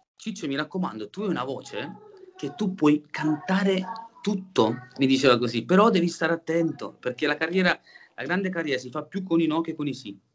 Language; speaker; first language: Italian; native; Italian